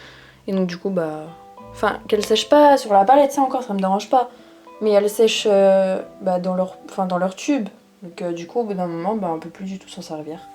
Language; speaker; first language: French; native; French